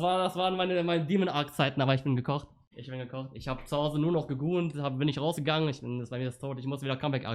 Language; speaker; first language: German; native; German